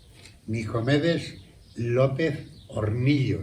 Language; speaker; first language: Spanish; native; Spanish